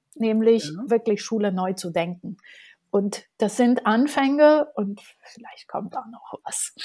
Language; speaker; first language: German; non-native, fluent; Romanian